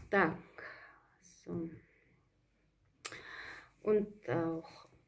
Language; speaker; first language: German; non-native, fluent; Russian